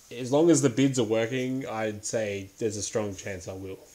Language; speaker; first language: English; native; English